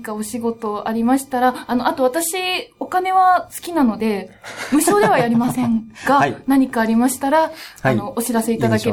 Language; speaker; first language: Japanese; native; Japanese